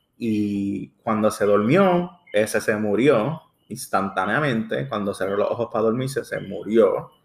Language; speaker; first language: Spanish; early bilingual, heritage; Spanish